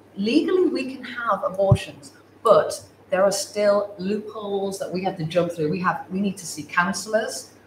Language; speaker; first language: English; native; English